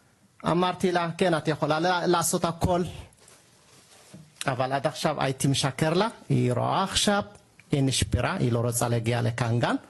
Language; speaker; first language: Hebrew; non-native, learner; Tigrinya